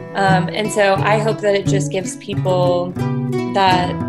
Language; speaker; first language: English; native; English